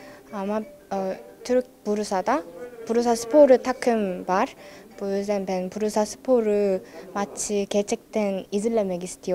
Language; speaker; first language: Turkish; non-native, learner; Korean